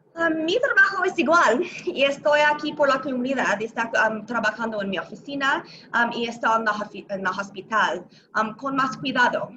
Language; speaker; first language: Spanish; non-native, learner; English